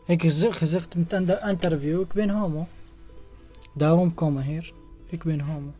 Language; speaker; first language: Dutch; non-native, learner; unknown